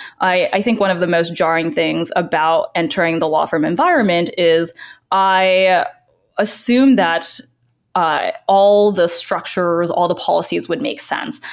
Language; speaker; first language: English; early bilingual, other home language; Chinese